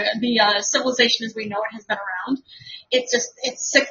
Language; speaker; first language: English; native; English